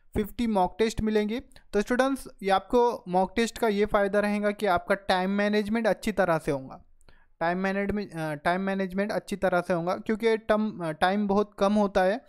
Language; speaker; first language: Hindi; non-native, local second language; Marathi